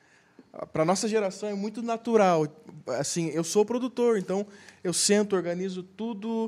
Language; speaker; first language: Portuguese; native; Portuguese